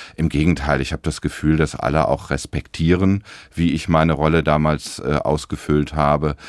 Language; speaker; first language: German; native; German